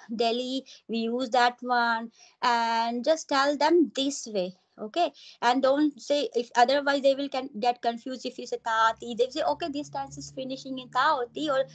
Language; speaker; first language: English; non-native, local second language; Hindi